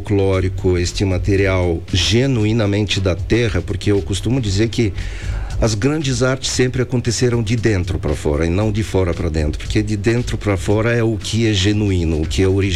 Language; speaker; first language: Portuguese; non-native, fluent; Bulgarian